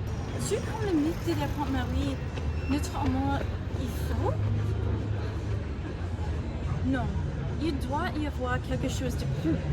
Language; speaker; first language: French; non-native, learner; English